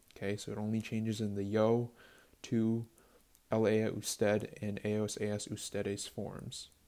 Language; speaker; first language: English; native; English